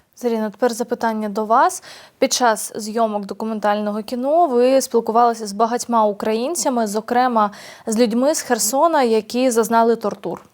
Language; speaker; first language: Ukrainian; native; Ukrainian